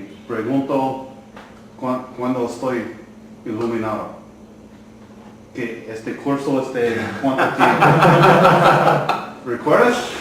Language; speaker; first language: Spanish; non-native, learner; English